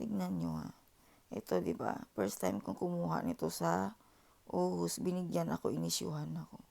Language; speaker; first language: Filipino; early bilingual, heritage; Filipino